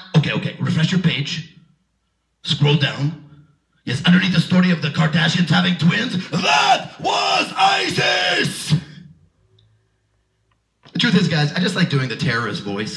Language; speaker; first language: English; native; English